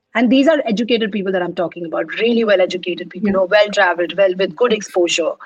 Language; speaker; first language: English; non-native, local second language; Punjabi